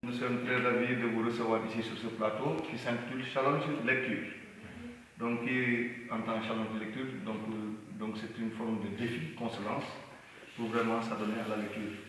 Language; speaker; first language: French; non-native, local second language; Wolof